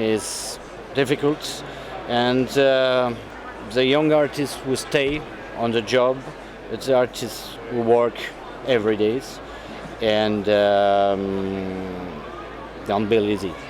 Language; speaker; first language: English; non-native, fluent; French